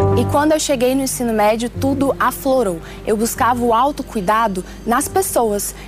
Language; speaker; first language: Portuguese; early bilingual, other home language; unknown